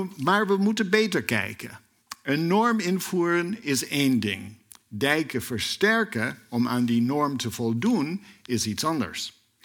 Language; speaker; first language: Dutch; non-native, fluent; English